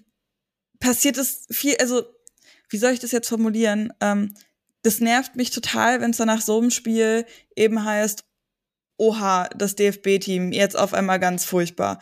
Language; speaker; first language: German; native; German